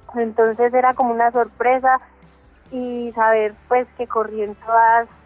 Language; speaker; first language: Spanish; native; Spanish